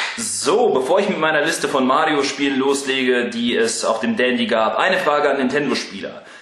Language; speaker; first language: German; early bilingual, other home language; Russian